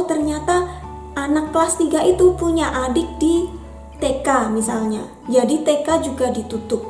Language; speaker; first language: Indonesian; native; Indonesian